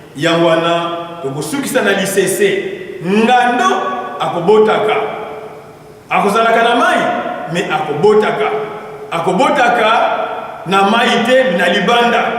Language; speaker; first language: Lingala; non-native, local second language; Kongo